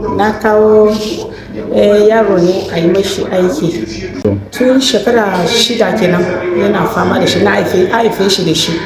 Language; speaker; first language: Hausa; non-native, local second language; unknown